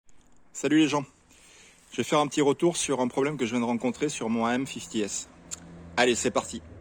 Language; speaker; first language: French; native; French